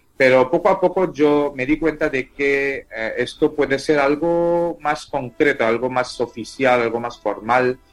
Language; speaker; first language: Spanish; non-native, fluent; Tamil